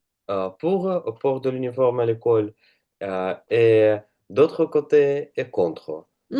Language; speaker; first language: French; non-native, learner; Russian